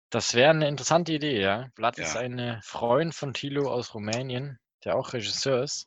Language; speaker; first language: German; native; German